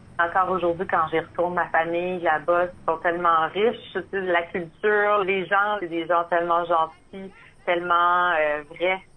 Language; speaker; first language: French; native; French